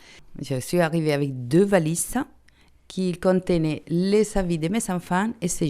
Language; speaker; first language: French; non-native, fluent; Spanish